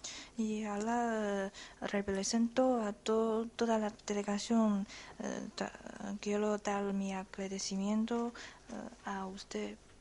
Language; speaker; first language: Spanish; non-native, fluent; Chinese